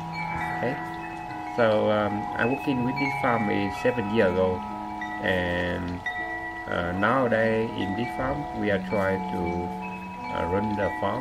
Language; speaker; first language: English; non-native, learner; Vietnamese